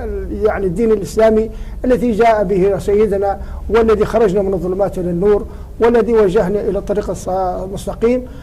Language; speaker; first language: Arabic; native; Arabic